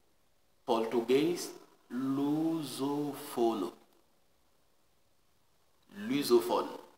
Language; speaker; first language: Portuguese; non-native, learner; Haitian Creole